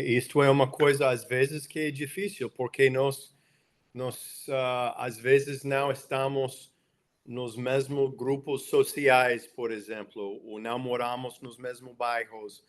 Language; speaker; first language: Portuguese; non-native, fluent; English